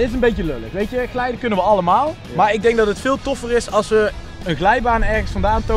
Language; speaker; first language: Dutch; native; Dutch